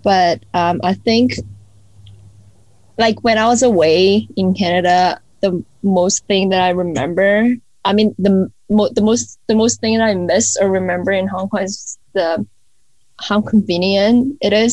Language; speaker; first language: English; non-native, local second language; Cantonese